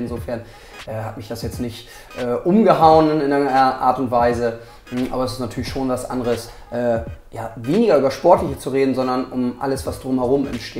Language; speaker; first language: German; native; German